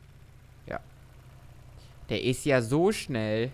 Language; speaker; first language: German; native; German